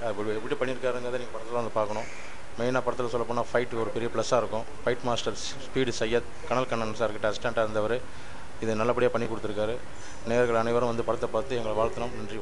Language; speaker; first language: Tamil; native; Tamil